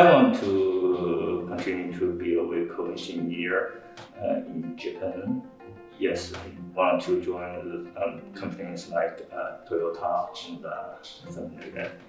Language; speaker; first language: English; non-native, fluent; Chinese